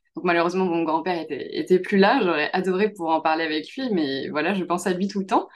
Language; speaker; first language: French; native; French